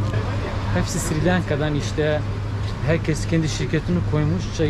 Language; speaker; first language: Turkish; non-native, fluent; Kurdish